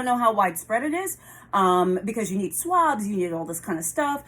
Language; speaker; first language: English; native; English